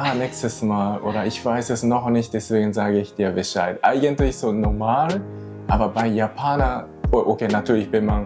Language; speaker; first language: German; non-native, learner; Japanese